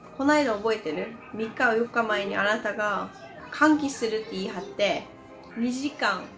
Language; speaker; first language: Korean; non-native, fluent; English